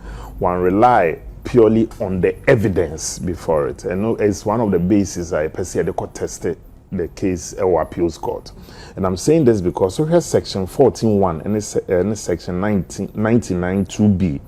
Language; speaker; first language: English; non-native, local second language; Akan